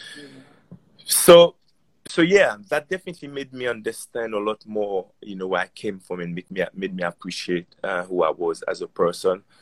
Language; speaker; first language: English; non-native, fluent; Haitian Creole